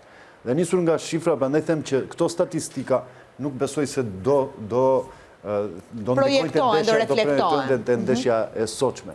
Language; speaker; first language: Albanian; native; Albanian